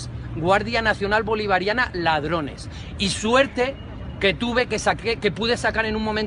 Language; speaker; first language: Spanish; native; Spanish